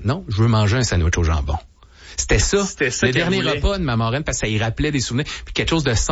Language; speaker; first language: French; native; French